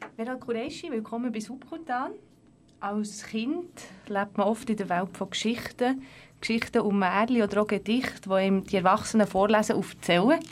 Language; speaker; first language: German; native; German